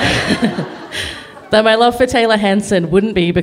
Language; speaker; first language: English; native; English